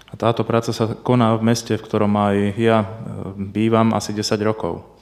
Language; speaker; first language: Slovak; native; Slovak